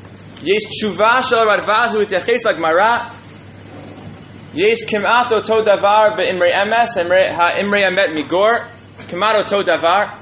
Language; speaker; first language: Hebrew; non-native, fluent; English